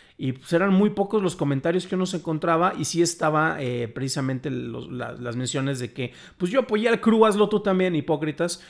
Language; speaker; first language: Spanish; native; Spanish